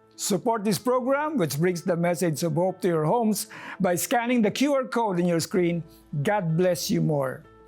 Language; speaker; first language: English; non-native, local second language; Filipino